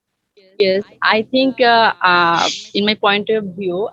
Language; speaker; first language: English; non-native, learner; Bangla